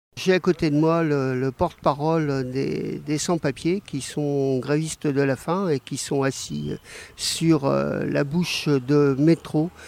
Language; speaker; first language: French; native; French